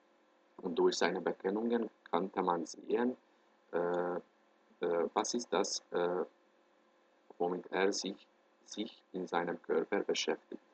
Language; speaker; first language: German; non-native, fluent; Hungarian